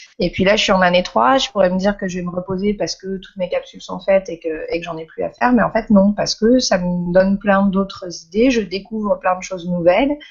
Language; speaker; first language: French; native; French